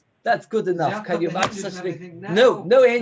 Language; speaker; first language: English; native; English